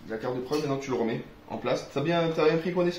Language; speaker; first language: French; native; French